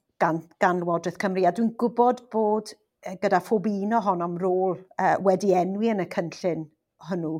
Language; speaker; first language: Welsh; non-native, local second language; English